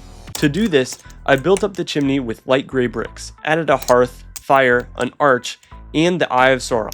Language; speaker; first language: English; native; English